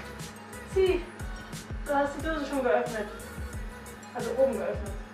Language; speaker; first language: German; native; German